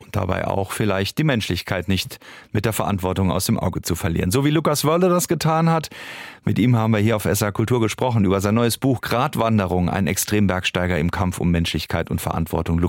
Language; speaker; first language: German; native; German